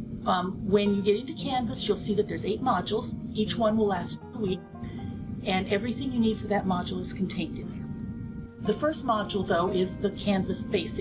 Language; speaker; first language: English; native; English